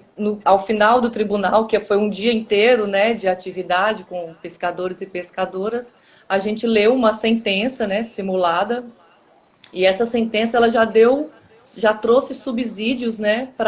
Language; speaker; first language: Portuguese; native; Portuguese